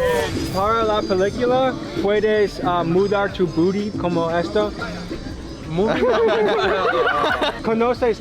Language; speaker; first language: Spanish; non-native, learner; English